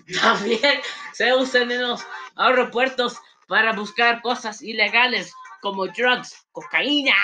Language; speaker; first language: Spanish; non-native, learner; English